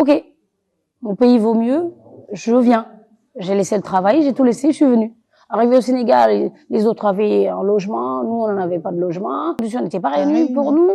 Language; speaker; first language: French; non-native, local second language; Wolof